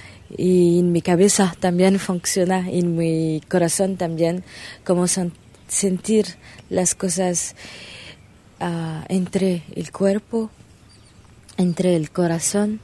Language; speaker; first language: Spanish; non-native, learner; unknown